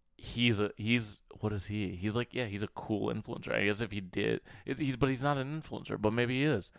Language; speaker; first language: English; early bilingual, other home language; Arabic